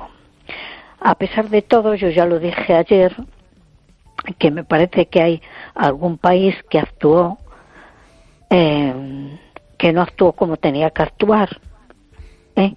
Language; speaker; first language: Spanish; native; Spanish